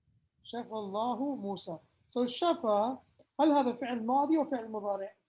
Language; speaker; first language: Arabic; non-native, fluent; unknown